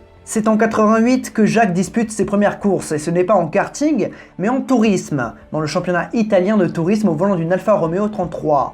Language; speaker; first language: French; native; French